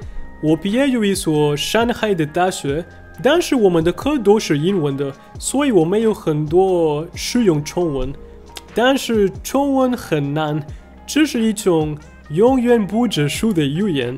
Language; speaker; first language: Chinese; non-native, learner; Spanish